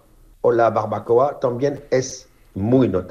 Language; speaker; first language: Spanish; non-native, fluent; French